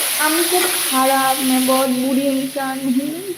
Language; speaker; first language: Hindi; non-native, local second language; Bangla